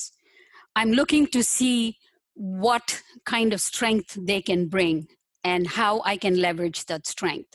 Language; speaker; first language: English; non-native, local second language; Tamil